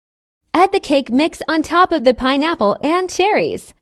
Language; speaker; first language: English; native; English